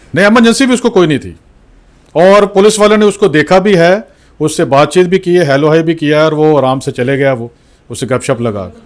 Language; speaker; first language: Urdu; native; Urdu